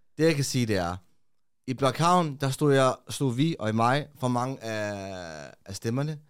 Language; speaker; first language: Danish; early bilingual, other home language; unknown